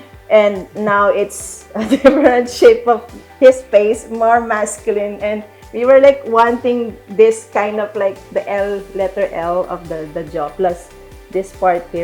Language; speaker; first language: English; non-native, local second language; Filipino